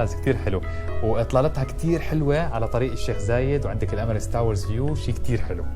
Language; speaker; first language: Arabic; native; Arabic